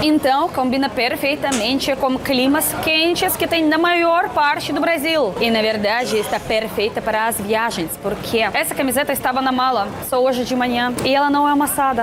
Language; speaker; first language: Portuguese; non-native, fluent; Russian